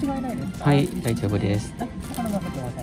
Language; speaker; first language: Japanese; non-native, fluent; Thai